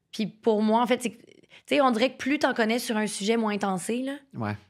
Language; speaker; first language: French; native; French